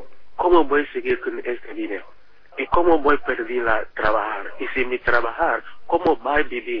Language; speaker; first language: Spanish; non-native, learner; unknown